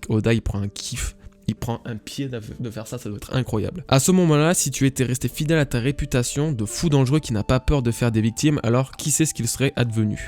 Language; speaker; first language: French; native; French